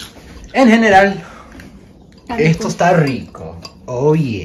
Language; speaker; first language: Spanish; early bilingual, heritage; Spanish